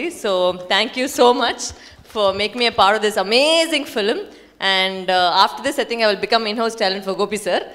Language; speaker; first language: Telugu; non-native, fluent; Tamil